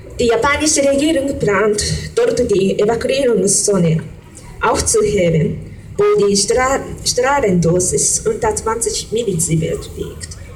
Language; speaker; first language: German; non-native, fluent; Japanese